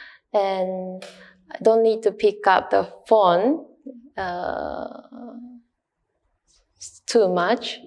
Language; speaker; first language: English; non-native, learner; Japanese